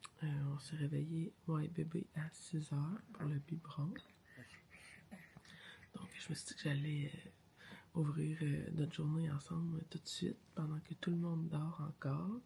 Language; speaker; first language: French; native; French